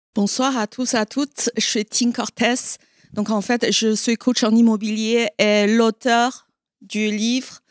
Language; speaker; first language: French; non-native, fluent; Chinese